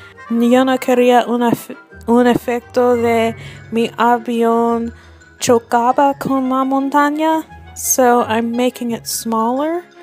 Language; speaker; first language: Spanish; non-native, learner; English